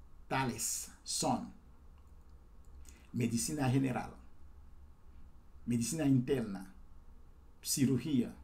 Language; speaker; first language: Spanish; non-native, fluent; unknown